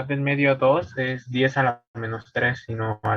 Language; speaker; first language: Spanish; native; Spanish